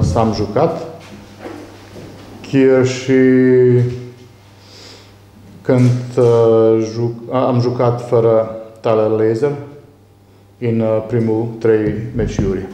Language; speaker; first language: Romanian; non-native, learner; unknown